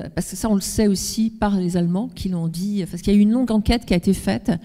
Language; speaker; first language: French; native; French